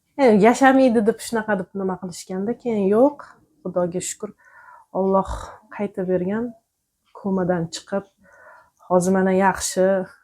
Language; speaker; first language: Uzbek; native; Uzbek